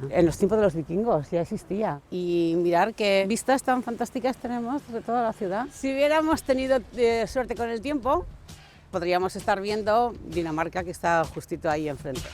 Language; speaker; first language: Spanish; native; Spanish